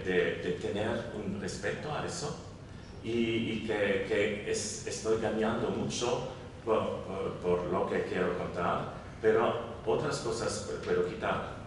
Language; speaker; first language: Spanish; non-native, learner; German